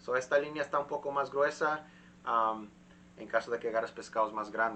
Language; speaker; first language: Spanish; early bilingual, heritage; Spanish